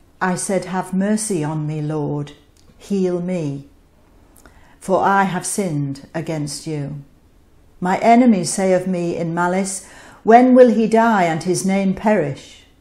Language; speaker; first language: English; native; English